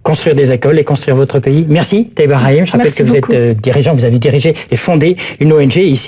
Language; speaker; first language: French; native; French